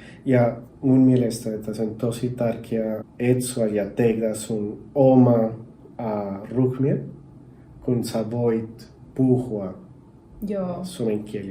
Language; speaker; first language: Finnish; non-native, learner; Spanish